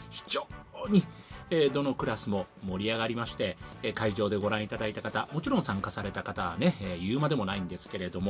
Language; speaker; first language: Japanese; native; Japanese